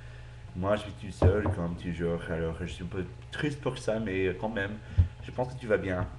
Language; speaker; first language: French; non-native, fluent; English